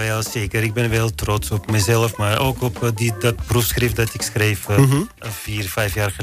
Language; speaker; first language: Dutch; non-native, fluent; Bulgarian